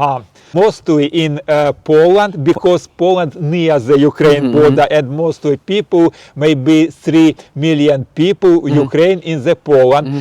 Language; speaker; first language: English; non-native, learner; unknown